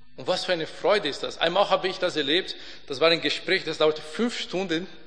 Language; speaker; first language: German; non-native, fluent; Portuguese